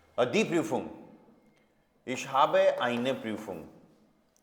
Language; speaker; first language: German; non-native, fluent; Hindi